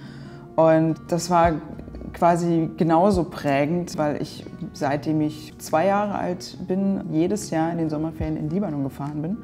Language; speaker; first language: German; native; German